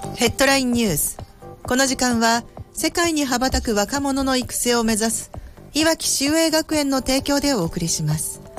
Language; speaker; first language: Japanese; native; Japanese